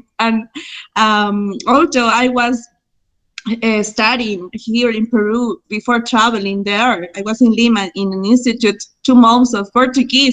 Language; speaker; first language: English; non-native, fluent; Spanish